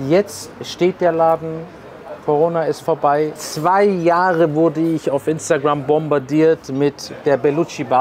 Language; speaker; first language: German; native; German